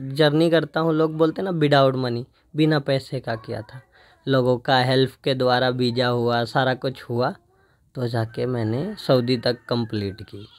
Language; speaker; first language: Hindi; native; Hindi